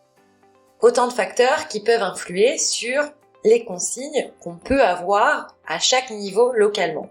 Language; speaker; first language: French; native; French